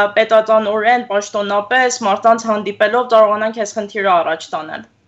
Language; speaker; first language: Armenian; early bilingual, heritage; Armenian